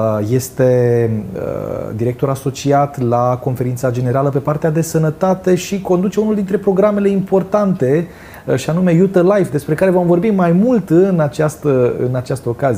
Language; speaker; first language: Romanian; native; Romanian